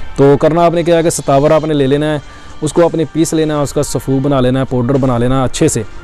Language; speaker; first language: Urdu; non-native, local second language; Punjabi